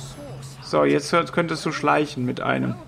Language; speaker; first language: German; native; German